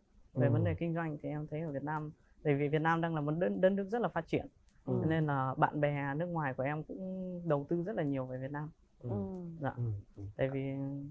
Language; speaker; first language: Vietnamese; early bilingual, heritage; Vietnamese